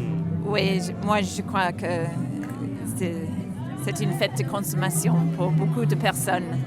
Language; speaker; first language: French; non-native, learner; English